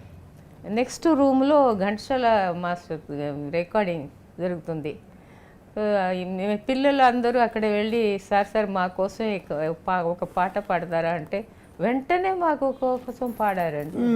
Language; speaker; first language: Telugu; non-native, local second language; Tamil